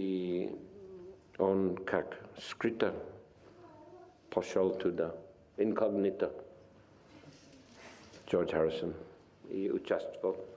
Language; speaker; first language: Russian; non-native, fluent; English